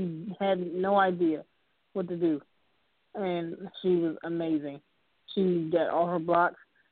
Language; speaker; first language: English; native; English